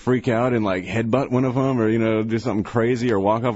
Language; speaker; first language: English; native; English